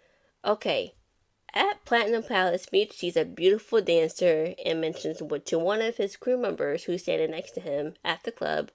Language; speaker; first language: English; native; English